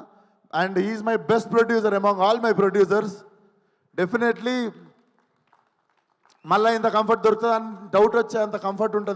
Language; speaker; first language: Telugu; native; Telugu